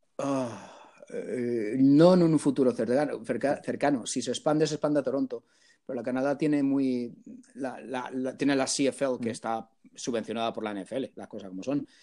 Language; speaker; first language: Spanish; early bilingual, heritage; Spanish